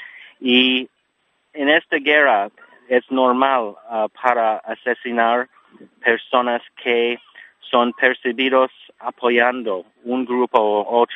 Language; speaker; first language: Spanish; non-native, learner; English